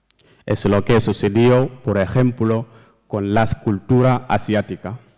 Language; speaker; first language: Spanish; non-native, learner; Fula